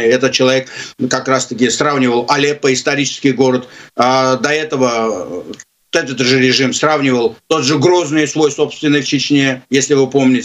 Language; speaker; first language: Russian; non-native, local second language; Azerbaijani